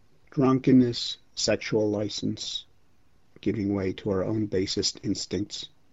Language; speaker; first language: English; native; English